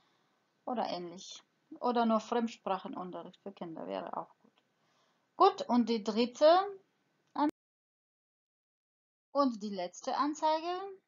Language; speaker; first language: German; non-native, fluent; Croatian